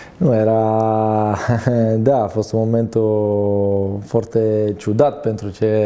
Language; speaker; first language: Romanian; non-native, fluent; Italian